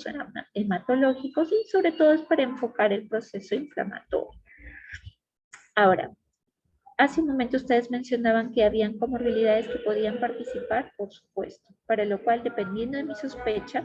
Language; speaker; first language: Spanish; native; Spanish